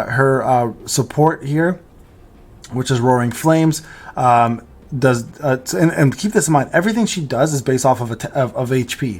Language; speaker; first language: English; native; English